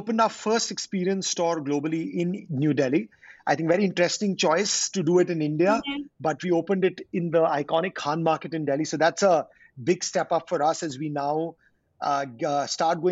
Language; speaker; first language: English; non-native, local second language; Hindi